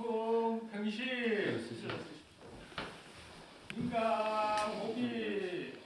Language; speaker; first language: Korean; native; Korean